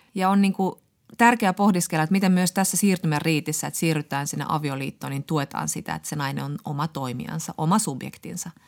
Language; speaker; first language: Finnish; native; Finnish